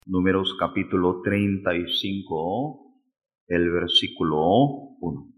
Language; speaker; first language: Spanish; non-native, fluent; Korean